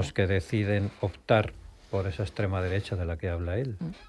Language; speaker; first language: Spanish; native; Spanish